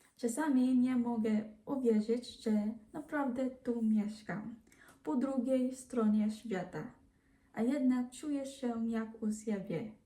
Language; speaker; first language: Polish; non-native, learner; Filipino